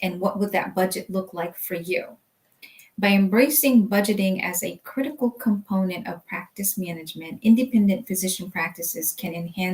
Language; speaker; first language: English; native; English